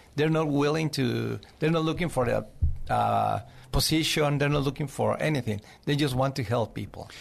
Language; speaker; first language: English; non-native, fluent; Spanish